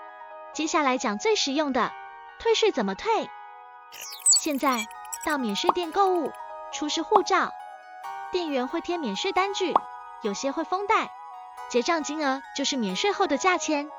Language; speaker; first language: Chinese; native; Chinese